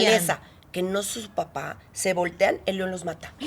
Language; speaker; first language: Spanish; native; Spanish